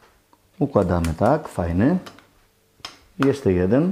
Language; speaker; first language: Polish; non-native, learner; Greek